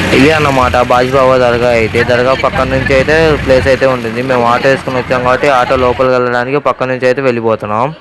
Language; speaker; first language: Telugu; non-native, local second language; Urdu